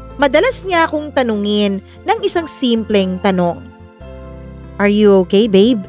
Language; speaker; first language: Filipino; non-native, local second language; Cebuano